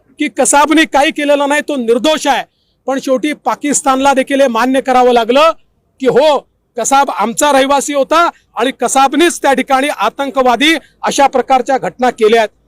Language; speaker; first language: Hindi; non-native, local second language; Marathi